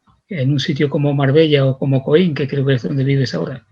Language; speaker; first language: Spanish; native; Spanish